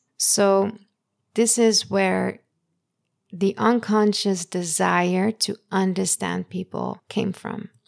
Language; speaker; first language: English; early bilingual, other home language; Persian